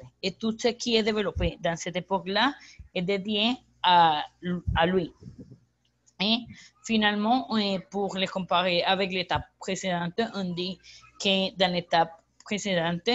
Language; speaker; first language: French; non-native, learner; Spanish